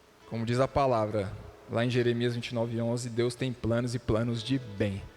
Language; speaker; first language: Portuguese; native; Portuguese